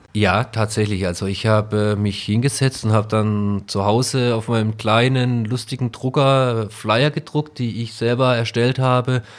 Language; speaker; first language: German; native; German